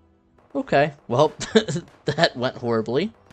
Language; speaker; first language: English; native; English